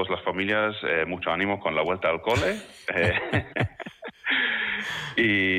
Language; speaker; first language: Spanish; non-native, fluent; English